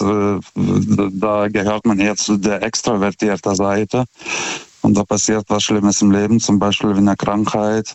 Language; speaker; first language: German; non-native, fluent; Lithuanian